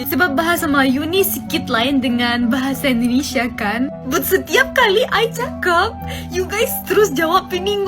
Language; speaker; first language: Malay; non-native, learner; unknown